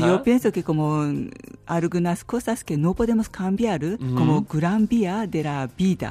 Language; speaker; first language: Spanish; non-native, learner; Japanese